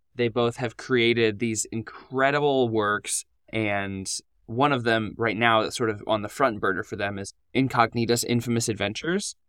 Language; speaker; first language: English; native; English